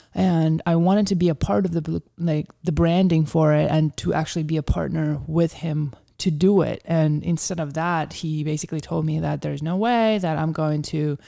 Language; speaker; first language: English; early bilingual, other home language; Ukrainian